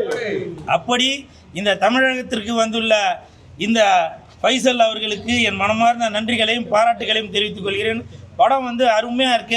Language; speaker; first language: Tamil; native; Tamil